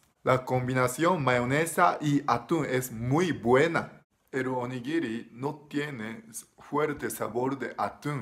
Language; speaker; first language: Spanish; non-native, learner; Japanese